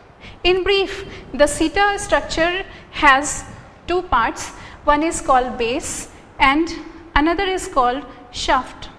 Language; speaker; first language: English; non-native, local second language; Hindi